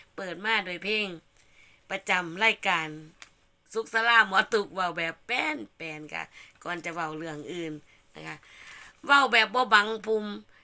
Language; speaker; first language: Thai; native; Thai